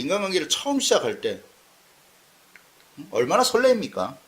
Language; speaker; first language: Korean; native; Korean